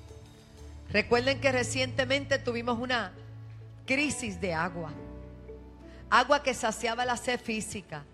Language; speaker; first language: Spanish; native; Spanish